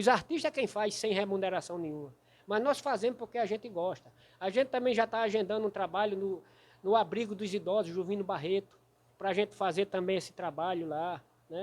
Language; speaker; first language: Portuguese; native; Portuguese